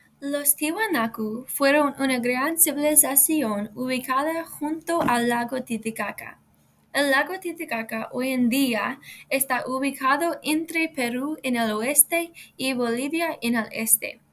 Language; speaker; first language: Spanish; non-native, learner; English